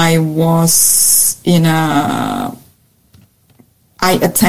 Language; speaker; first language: English; non-native, fluent; Indonesian